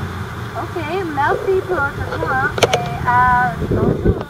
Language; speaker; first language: French; non-native, learner; English